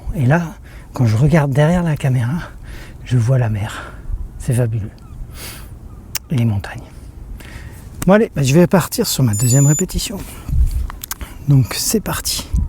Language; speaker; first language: French; native; French